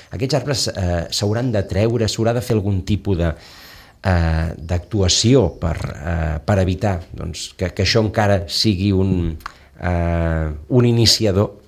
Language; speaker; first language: Catalan; native; Catalan